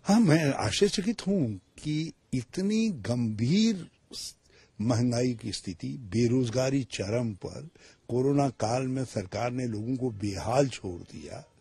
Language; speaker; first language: Hindi; native; Hindi